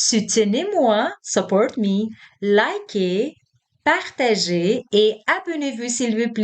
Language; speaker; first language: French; non-native, fluent; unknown